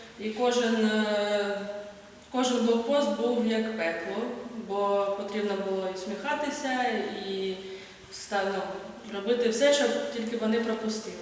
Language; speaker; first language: Ukrainian; native; Ukrainian